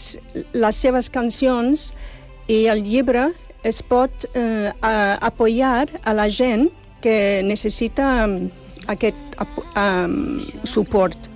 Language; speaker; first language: Catalan; non-native, fluent; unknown